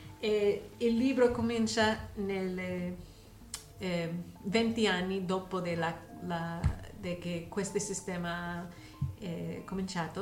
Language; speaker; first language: Italian; non-native, learner; English